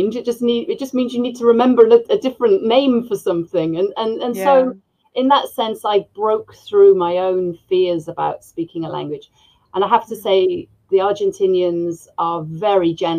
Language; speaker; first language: English; native; English